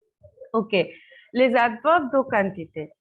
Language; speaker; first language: French; non-native, fluent; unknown